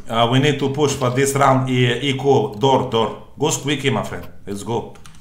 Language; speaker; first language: English; non-native, learner; French